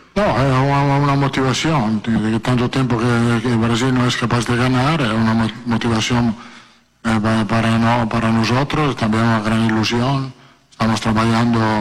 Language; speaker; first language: Spanish; non-native, fluent; Italian